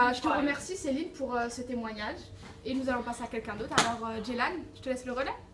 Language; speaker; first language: French; native; French